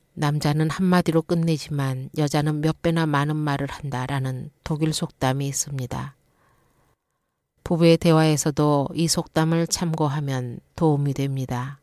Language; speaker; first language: Korean; native; Korean